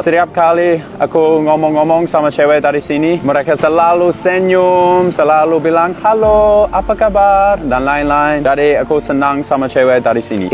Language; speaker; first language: Indonesian; non-native, learner; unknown